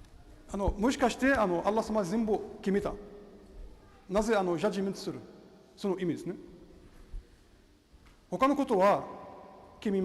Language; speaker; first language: Japanese; non-native, learner; Arabic